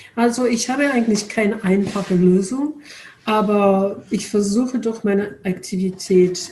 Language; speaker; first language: German; non-native, fluent; English